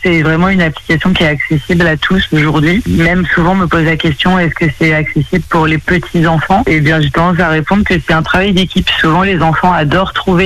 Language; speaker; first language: French; native; French